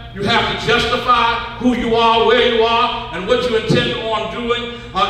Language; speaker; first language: English; native; English